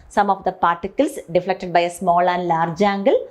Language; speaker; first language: English; non-native, local second language; Malayalam